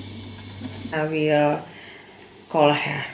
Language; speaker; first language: English; non-native, learner; Indonesian